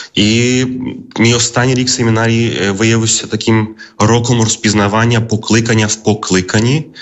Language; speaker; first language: Ukrainian; early bilingual, heritage; Ukrainian